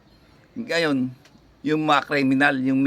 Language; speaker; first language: Filipino; native; Filipino